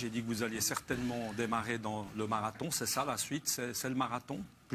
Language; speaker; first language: French; native; French